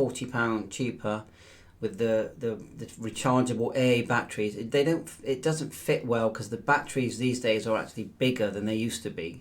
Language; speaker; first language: English; native; English